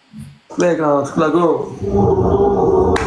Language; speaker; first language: Turkish; native; Turkish